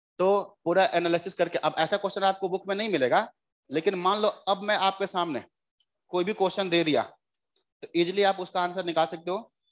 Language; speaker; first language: Hindi; native; Hindi